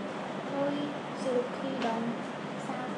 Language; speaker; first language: French; non-native, learner; Khmer